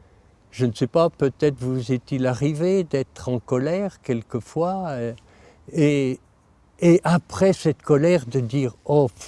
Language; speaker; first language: French; native; French